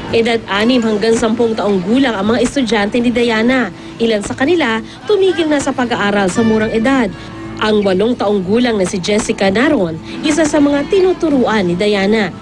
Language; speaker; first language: Filipino; native; Filipino